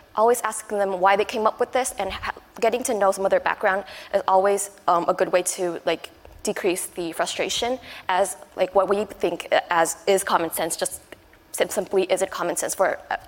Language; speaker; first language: English; non-native, fluent; Chinese